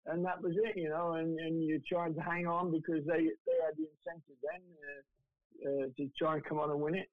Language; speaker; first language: English; native; English